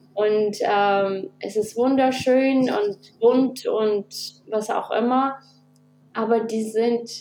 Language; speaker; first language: German; early bilingual, heritage; Russian